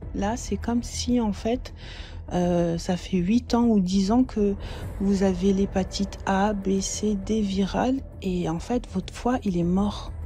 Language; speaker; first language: French; native; French